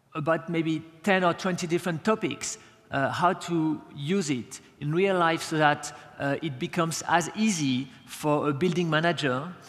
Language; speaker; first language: English; non-native, fluent; French